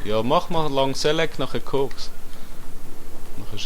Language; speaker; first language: German; native; German